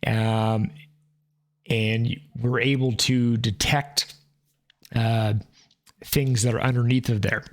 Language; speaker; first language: English; native; English